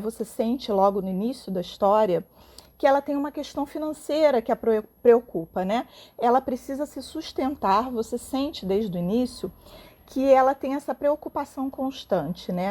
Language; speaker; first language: Portuguese; native; Portuguese